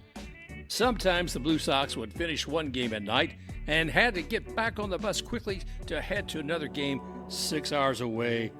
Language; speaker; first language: English; native; English